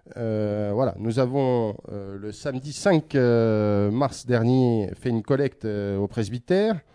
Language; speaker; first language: French; native; French